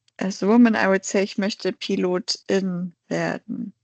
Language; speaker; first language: German; non-native, fluent; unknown